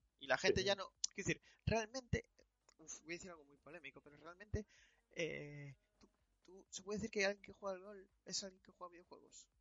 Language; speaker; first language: Spanish; native; Spanish